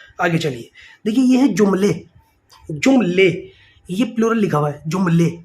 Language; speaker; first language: Urdu; native; Urdu